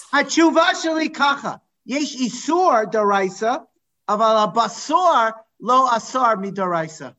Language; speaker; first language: Hebrew; non-native, fluent; English